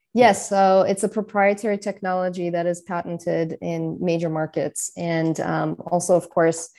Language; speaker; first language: English; non-native, fluent; Russian